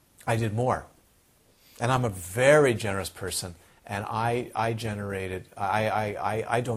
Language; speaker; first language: English; native; English